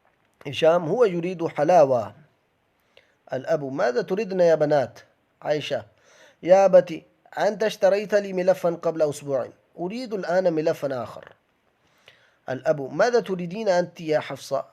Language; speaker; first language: Arabic; non-native, fluent; Urdu